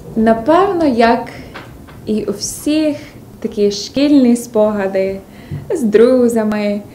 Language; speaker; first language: Ukrainian; early bilingual, other home language; English